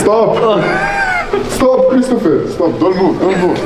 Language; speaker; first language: English; non-native, fluent; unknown